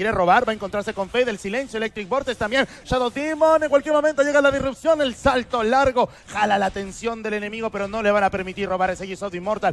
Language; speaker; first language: Spanish; native; Spanish